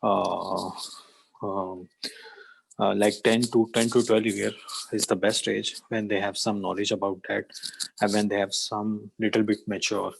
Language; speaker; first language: English; non-native, learner; Urdu